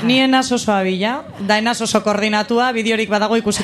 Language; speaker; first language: Basque; native; Basque